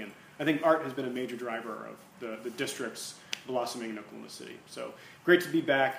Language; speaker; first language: English; native; English